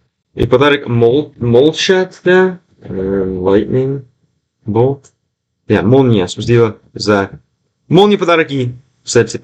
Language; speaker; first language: Russian; non-native, learner; English